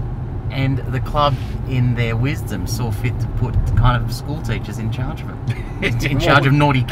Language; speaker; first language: English; native; English